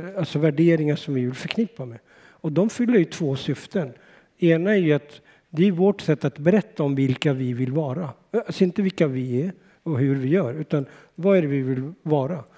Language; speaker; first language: Swedish; early bilingual, other home language; Urdu